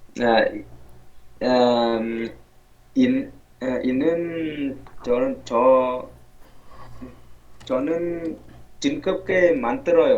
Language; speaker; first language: Korean; non-native, learner; Vietnamese